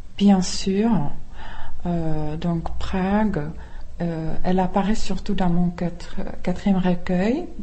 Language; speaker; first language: French; non-native, fluent; Czech